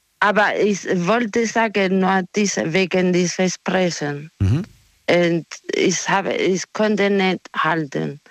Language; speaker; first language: German; non-native, learner; Spanish